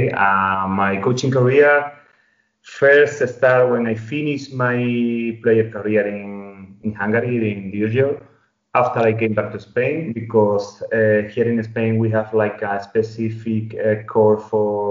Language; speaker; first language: English; non-native, fluent; Spanish